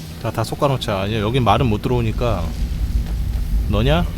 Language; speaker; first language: Korean; native; Korean